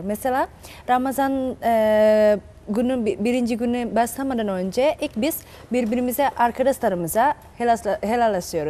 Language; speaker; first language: Turkish; non-native, fluent; Indonesian